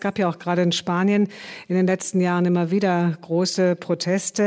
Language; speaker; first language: German; native; German